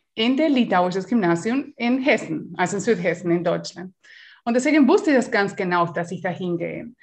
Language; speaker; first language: German; non-native, fluent; Spanish